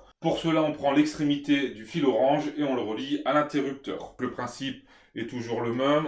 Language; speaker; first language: French; native; French